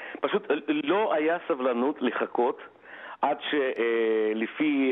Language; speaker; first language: Hebrew; non-native, fluent; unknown